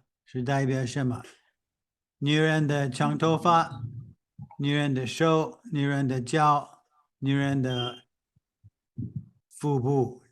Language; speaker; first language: Chinese; non-native, fluent; English